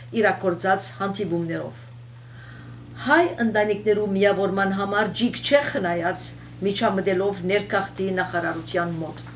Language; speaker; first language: Armenian; early bilingual, heritage; Armenian